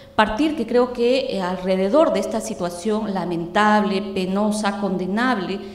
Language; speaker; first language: Spanish; native; Spanish